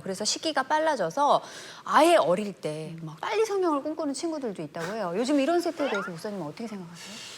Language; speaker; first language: Korean; native; Korean